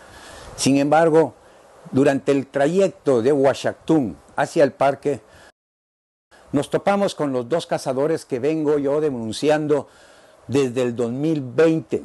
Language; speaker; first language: Spanish; native; Spanish